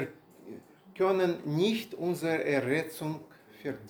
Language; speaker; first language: German; non-native, learner; Russian